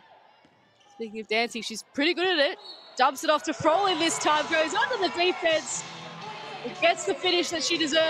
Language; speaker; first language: English; native; English